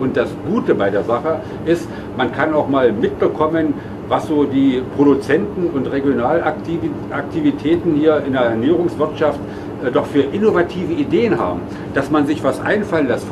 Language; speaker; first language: German; native; German